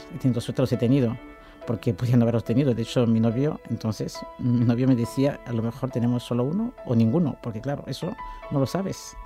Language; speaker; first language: Spanish; non-native, fluent; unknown